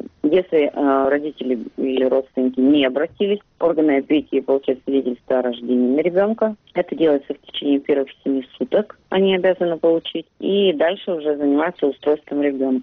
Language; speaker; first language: Russian; native; Russian